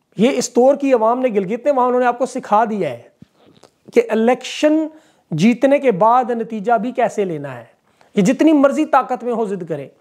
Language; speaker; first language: Urdu; native; Urdu